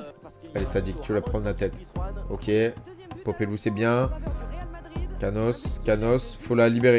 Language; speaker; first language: French; native; French